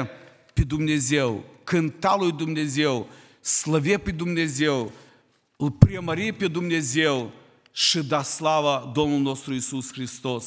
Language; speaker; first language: Romanian; non-native, local second language; Ukrainian